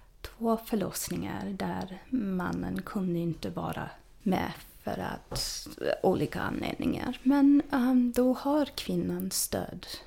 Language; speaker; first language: Swedish; non-native, fluent; English